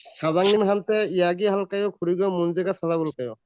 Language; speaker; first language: Korean; non-native, learner; Bangla